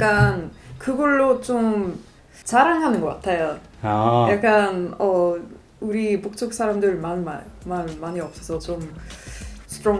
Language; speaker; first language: Korean; non-native, learner; Swedish